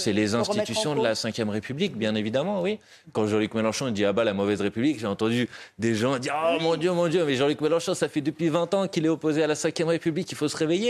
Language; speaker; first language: French; native; French